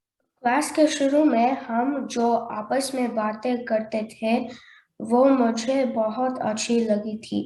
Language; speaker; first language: Hindi; early bilingual, heritage; Hindi